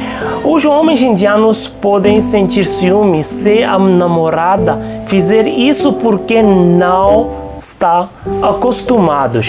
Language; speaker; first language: Portuguese; non-native, local second language; Hindi